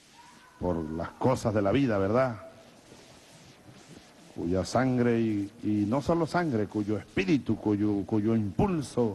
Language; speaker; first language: Spanish; native; Spanish